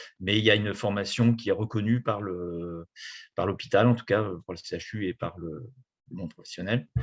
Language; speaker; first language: French; native; French